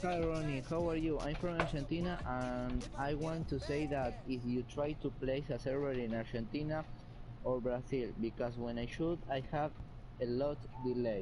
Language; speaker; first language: English; non-native, learner; Spanish